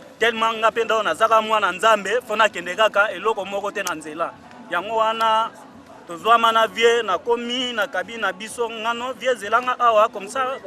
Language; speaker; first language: Lingala; non-native, local second language; Kongo